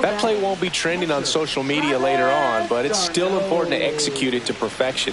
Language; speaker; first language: English; native; English